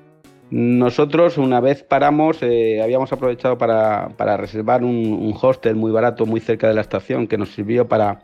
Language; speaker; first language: Spanish; native; Spanish